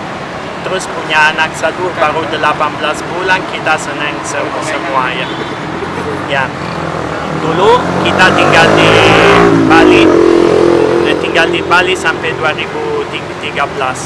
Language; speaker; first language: Indonesian; non-native, learner; Italian